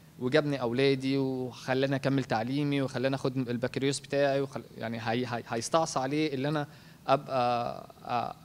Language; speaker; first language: Arabic; native; Arabic